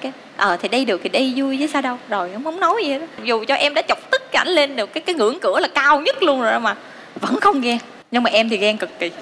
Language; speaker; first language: Vietnamese; native; Vietnamese